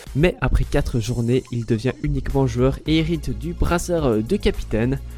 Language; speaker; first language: French; native; French